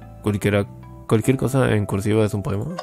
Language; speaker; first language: Spanish; native; Spanish